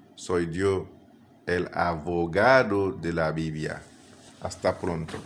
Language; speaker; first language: Spanish; non-native, fluent; Haitian Creole